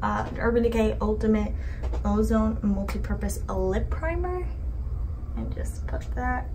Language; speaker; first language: English; native; English